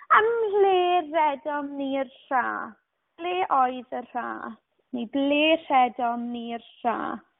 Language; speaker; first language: Welsh; native; Welsh